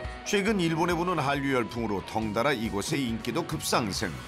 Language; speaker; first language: Korean; native; Korean